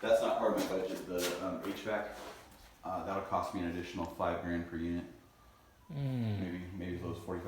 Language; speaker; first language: English; native; English